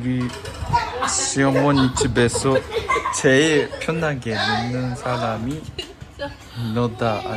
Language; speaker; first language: Korean; non-native, learner; Japanese